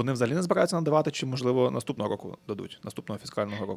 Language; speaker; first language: Ukrainian; native; Ukrainian